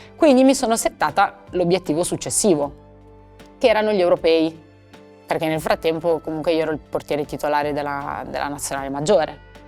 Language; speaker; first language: Italian; native; Italian